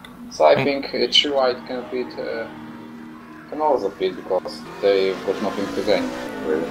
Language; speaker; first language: English; non-native, fluent; Polish